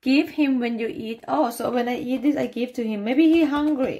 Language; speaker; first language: English; non-native, learner; Thai